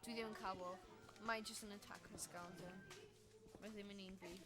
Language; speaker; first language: Welsh; non-native, local second language; English